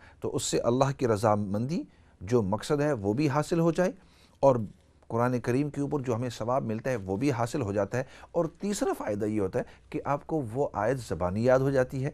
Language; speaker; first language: Urdu; native; Urdu